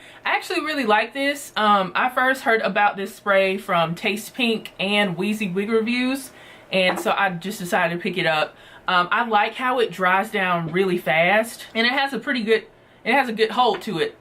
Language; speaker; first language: English; native; English